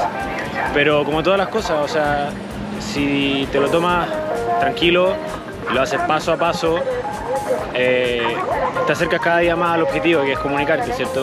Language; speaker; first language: Spanish; native; Spanish